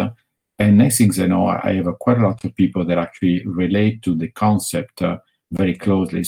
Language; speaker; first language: English; non-native, fluent; Italian